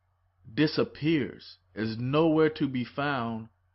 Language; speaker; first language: English; native; English